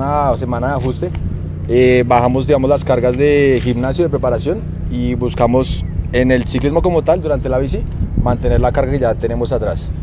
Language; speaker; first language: Spanish; native; Spanish